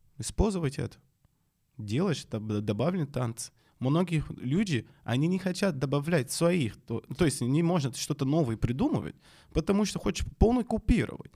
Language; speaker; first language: Russian; non-native, fluent; Portuguese